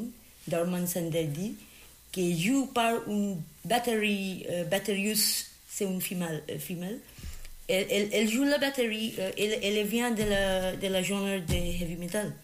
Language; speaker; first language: French; non-native, learner; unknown